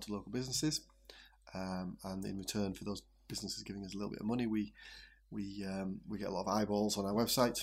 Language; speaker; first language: English; native; English